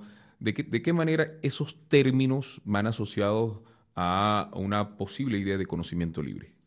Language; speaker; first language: Spanish; native; Spanish